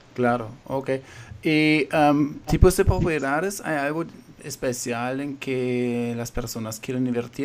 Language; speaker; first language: Spanish; non-native, fluent; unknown